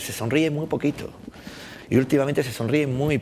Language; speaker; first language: Spanish; native; Spanish